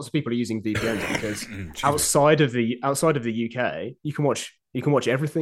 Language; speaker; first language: English; native; English